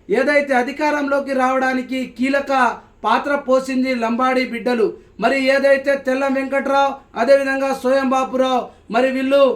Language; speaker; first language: Telugu; non-native, local second language; Lambadi